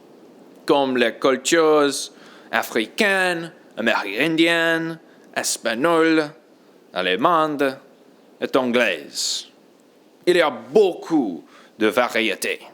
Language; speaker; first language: French; non-native, learner; English